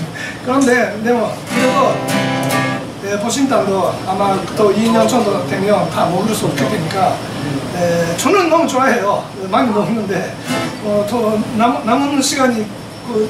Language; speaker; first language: Korean; non-native, fluent; Japanese